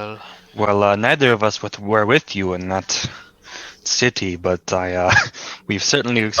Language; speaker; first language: English; native; English